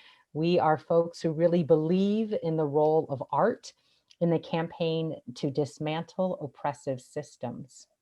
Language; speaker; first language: English; native; English